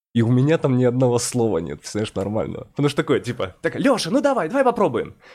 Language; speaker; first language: Russian; native; Russian